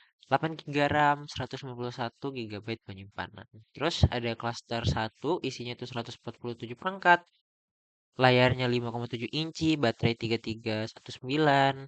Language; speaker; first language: Indonesian; native; Indonesian